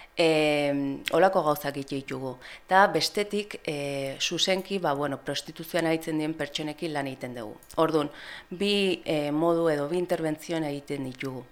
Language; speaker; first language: Basque; non-native, local second language; Spanish